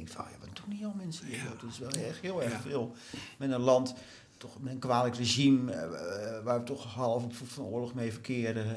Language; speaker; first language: Dutch; native; Dutch